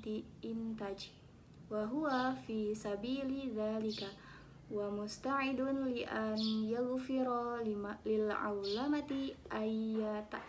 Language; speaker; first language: Arabic; non-native, learner; Indonesian